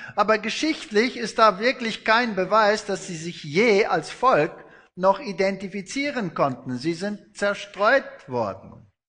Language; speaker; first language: German; non-native, fluent; Afrikaans